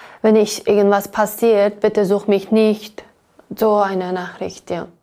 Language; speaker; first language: German; non-native, learner; Uyghur